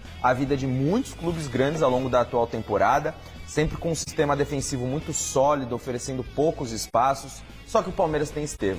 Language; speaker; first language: Portuguese; native; Portuguese